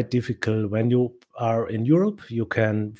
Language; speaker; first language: English; non-native, fluent; German